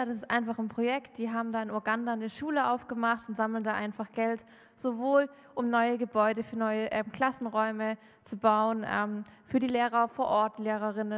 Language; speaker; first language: German; native; German